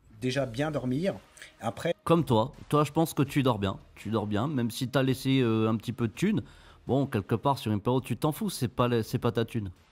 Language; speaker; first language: French; native; French